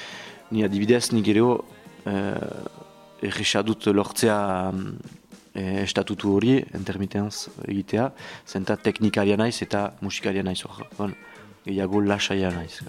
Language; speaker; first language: Basque; non-native, learner; French